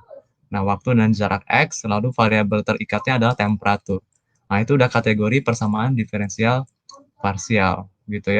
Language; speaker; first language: Indonesian; native; Indonesian